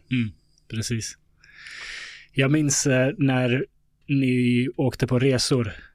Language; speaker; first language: Swedish; early bilingual, other home language; Bosnian